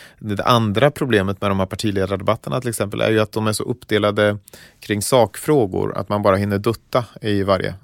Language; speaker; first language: Swedish; native; Swedish